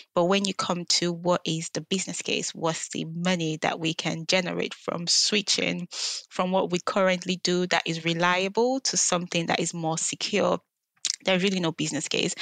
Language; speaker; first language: English; non-native, local second language; Yoruba